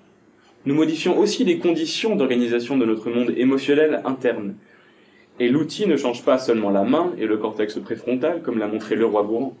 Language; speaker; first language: French; native; French